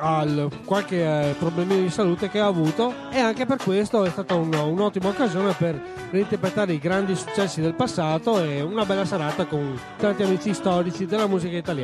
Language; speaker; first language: Italian; native; Italian